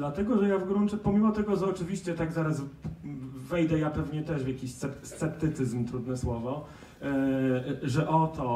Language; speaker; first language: Polish; native; Polish